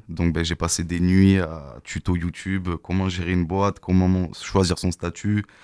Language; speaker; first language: French; native; French